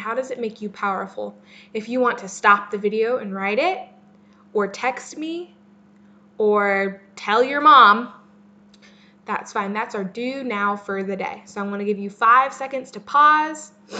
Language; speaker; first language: English; native; English